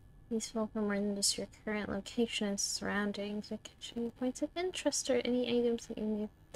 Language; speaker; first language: English; native; English